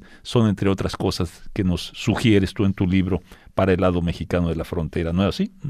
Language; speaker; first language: Spanish; native; Spanish